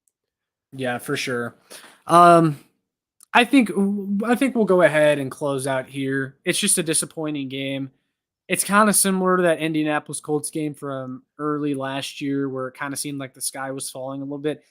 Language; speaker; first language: English; native; English